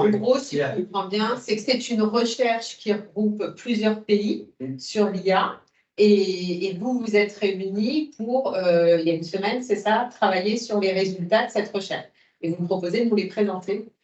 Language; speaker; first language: French; native; French